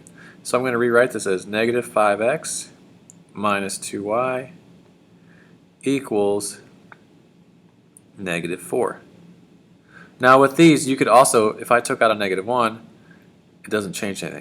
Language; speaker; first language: English; native; English